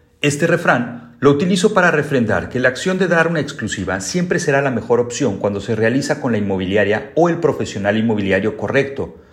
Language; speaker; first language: Spanish; native; Spanish